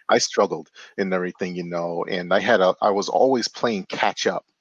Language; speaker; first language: English; native; English